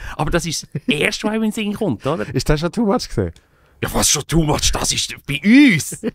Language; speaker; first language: German; native; German